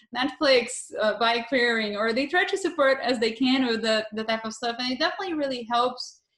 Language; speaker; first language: English; non-native, fluent; Portuguese